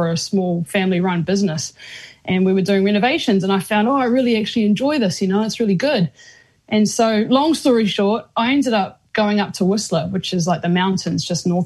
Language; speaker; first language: English; native; English